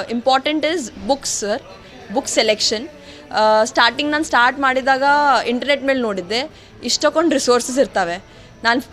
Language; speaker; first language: Kannada; native; Kannada